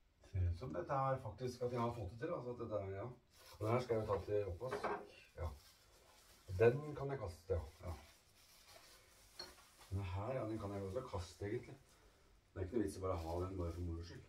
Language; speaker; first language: Norwegian; native; Norwegian